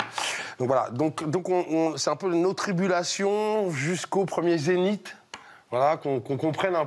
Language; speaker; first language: French; native; French